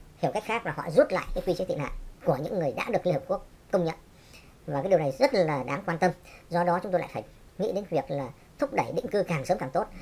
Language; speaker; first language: Vietnamese; native; Vietnamese